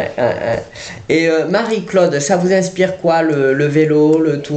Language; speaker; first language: French; native; French